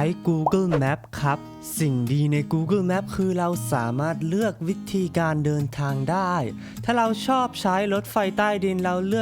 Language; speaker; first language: Thai; non-native, fluent; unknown